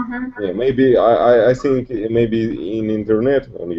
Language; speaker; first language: English; non-native, learner; Russian